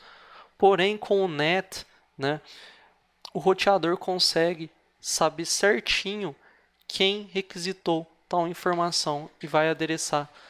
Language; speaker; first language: Portuguese; native; Portuguese